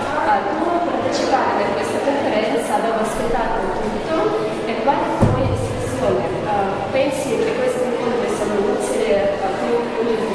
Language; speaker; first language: Italian; non-native, learner; Russian